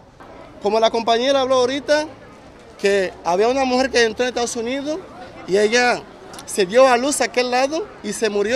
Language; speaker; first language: Spanish; non-native, fluent; Haitian Creole